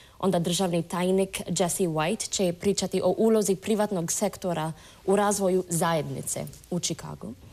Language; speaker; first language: Croatian; non-native, fluent; English